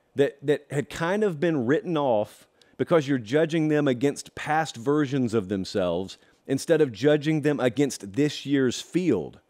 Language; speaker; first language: English; native; English